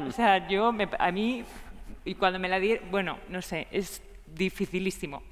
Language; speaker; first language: Spanish; native; Spanish